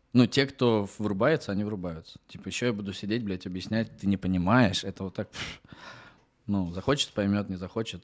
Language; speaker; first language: Russian; native; Russian